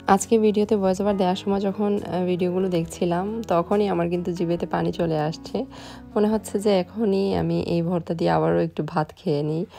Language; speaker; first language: Bangla; native; Bangla